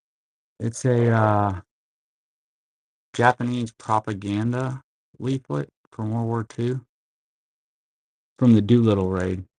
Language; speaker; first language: English; native; English